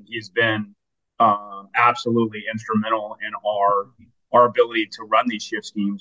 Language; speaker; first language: English; native; English